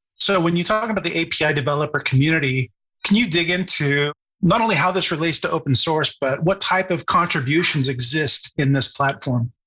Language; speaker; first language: English; native; English